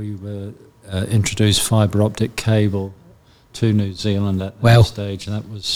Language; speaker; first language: English; native; English